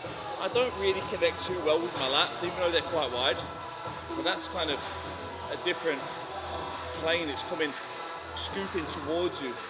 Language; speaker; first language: English; native; English